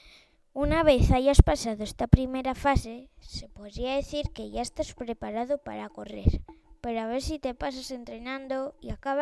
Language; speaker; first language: Spanish; native; Spanish